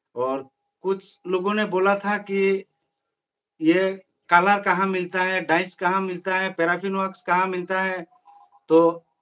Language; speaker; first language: Hindi; non-native, local second language; Bangla